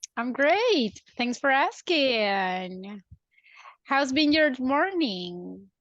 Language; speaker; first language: English; non-native, fluent; Spanish